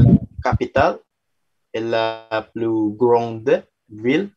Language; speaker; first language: French; non-native, learner; Indonesian